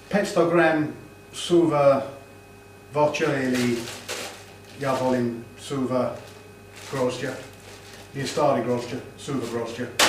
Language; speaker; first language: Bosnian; non-native, learner; English